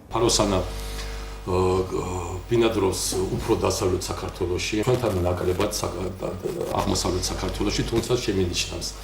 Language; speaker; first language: Georgian; native; Georgian